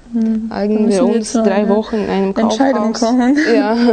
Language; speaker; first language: German; non-native, fluent; Russian